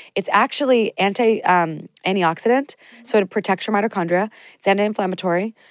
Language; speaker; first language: English; native; English